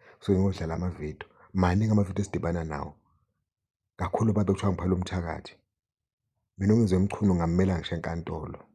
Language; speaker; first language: Zulu; native; Zulu